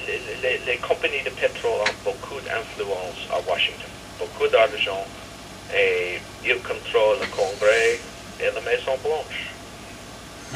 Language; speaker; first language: French; non-native, fluent; English